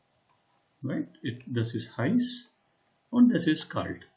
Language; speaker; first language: German; non-native, fluent; Hindi